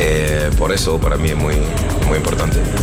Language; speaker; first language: Spanish; non-native, learner; French